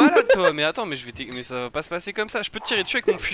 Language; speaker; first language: French; native; French